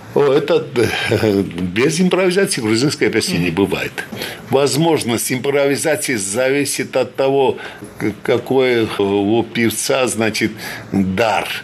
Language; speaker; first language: Russian; non-native, fluent; Georgian